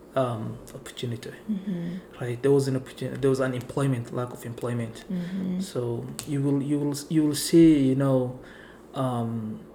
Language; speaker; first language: English; non-native, local second language; Somali